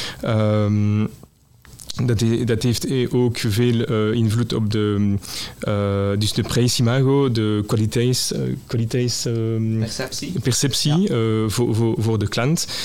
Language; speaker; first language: Dutch; non-native, local second language; French